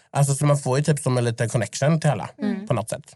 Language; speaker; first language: Swedish; early bilingual, other home language; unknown